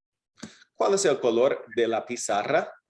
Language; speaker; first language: Spanish; non-native, fluent; English